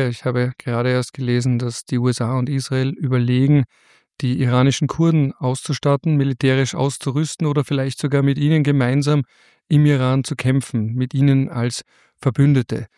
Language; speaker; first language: German; native; German